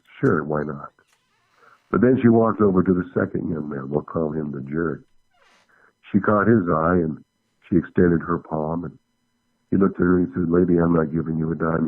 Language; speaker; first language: English; native; English